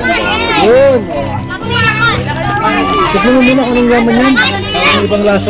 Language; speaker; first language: Filipino; native; Filipino